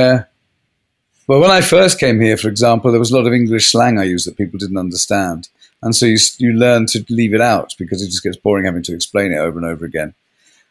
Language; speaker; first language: English; native; English